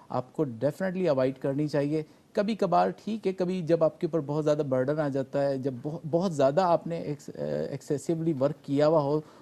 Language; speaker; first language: Urdu; non-native, local second language; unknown